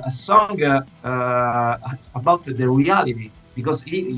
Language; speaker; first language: English; non-native, fluent; Italian